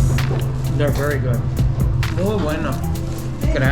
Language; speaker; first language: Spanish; non-native, learner; English